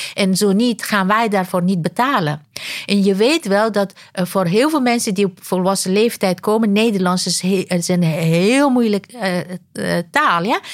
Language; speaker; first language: Dutch; non-native, fluent; Persian